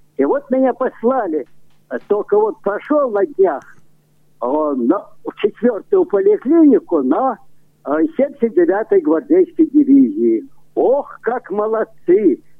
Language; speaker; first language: Russian; native; Russian